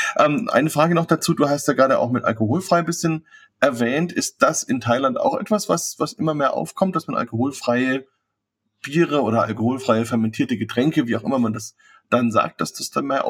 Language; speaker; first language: German; native; German